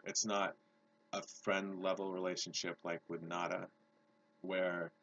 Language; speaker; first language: English; native; English